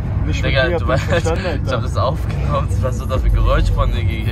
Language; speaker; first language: German; native; German